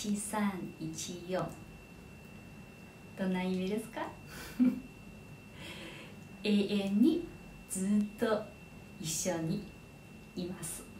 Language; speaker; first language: Japanese; non-native, fluent; Chinese